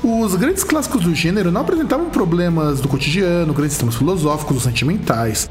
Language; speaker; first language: Portuguese; native; Portuguese